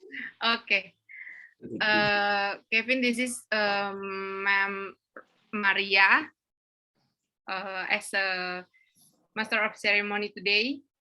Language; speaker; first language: English; non-native, learner; Indonesian